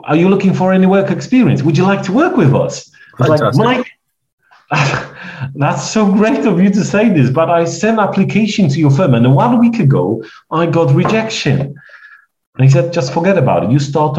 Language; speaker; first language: English; non-native, fluent; Polish